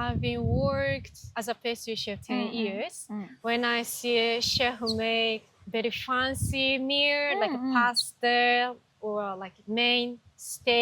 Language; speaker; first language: English; non-native, learner; Japanese